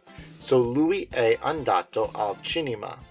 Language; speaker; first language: Italian; non-native, fluent; English